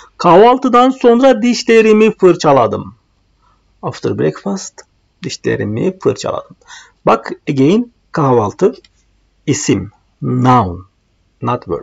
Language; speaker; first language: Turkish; non-native, fluent; Arabic